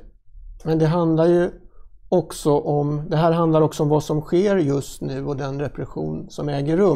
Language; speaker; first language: Swedish; native; Swedish